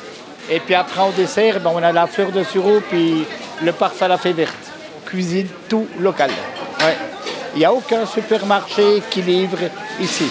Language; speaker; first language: French; native; French